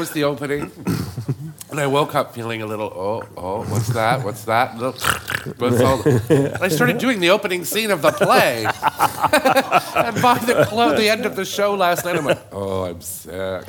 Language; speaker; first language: English; native; English